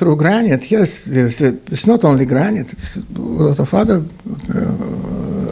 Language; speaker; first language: English; non-native, fluent; Russian